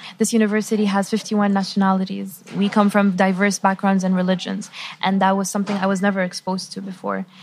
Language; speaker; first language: English; non-native, fluent; Arabic